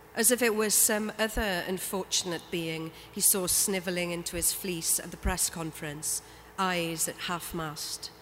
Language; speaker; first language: English; non-native, local second language; Welsh